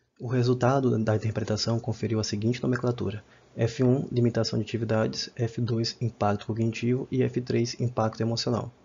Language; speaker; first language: Portuguese; native; Portuguese